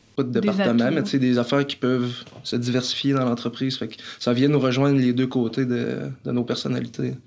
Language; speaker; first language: French; native; French